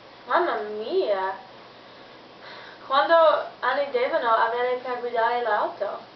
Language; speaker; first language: Italian; non-native, learner; English